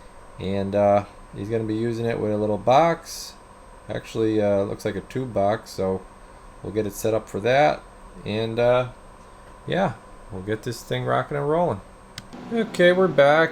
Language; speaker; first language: English; native; English